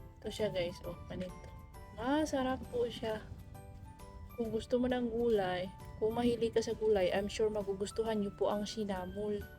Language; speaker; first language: Filipino; non-native, local second language; Cebuano